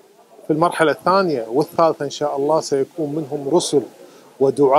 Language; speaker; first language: Arabic; native; Arabic